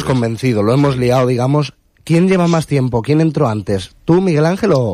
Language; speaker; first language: Spanish; native; Spanish